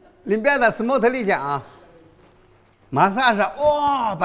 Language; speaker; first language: Russian; non-native, learner; Chinese